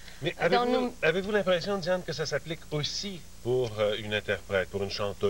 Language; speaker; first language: French; native; French